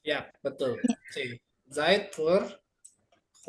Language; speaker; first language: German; non-native, fluent; Indonesian